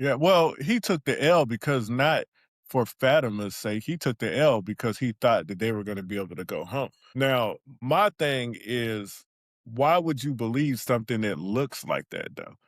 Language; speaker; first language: English; native; English